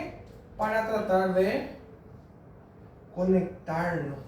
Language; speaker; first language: Spanish; native; Spanish